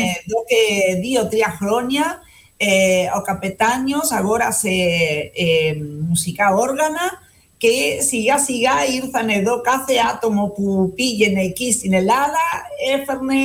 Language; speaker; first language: Greek; non-native, fluent; Spanish